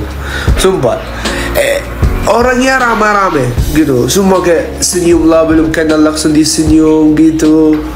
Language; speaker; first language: Indonesian; non-native, fluent; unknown